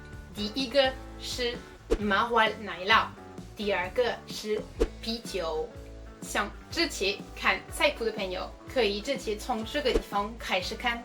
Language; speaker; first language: Chinese; non-native, fluent; French